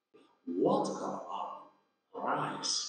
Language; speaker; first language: English; non-native, fluent; Vietnamese